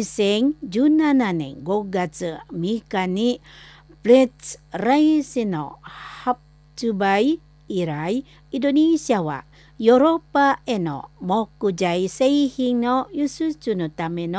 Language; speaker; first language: Japanese; non-native, fluent; Indonesian